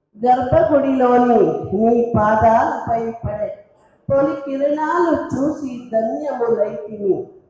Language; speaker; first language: Telugu; non-native, local second language; Kannada